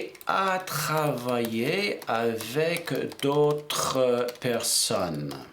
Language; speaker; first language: French; non-native, fluent; English